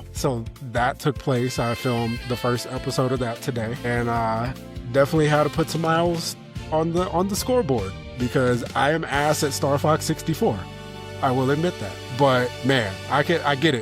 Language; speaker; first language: English; native; English